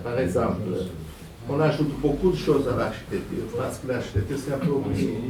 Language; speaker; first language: French; non-native, fluent; Portuguese